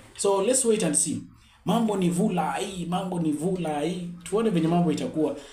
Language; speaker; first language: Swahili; native; Swahili